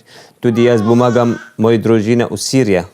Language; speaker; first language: Slovenian; non-native, learner; Arabic